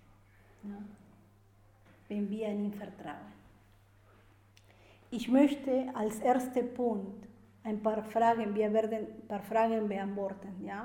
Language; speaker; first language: German; non-native, fluent; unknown